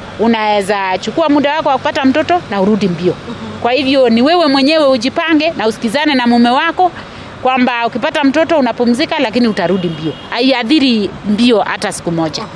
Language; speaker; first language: Swahili; non-native, local second language; Kalenjin